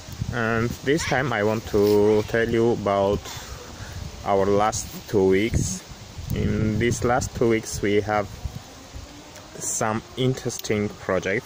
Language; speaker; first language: English; non-native, learner; Armenian